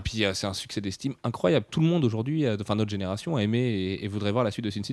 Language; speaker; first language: French; native; French